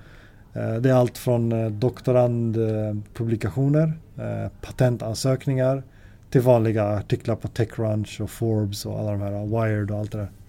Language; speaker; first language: Swedish; native; Swedish